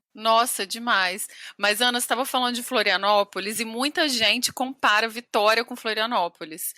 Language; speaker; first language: Portuguese; native; Portuguese